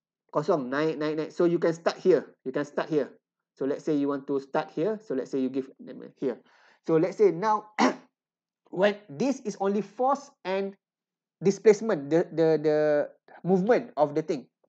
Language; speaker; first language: English; non-native, local second language; Malay